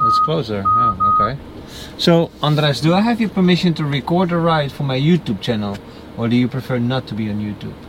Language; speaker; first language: English; non-native, fluent; Dutch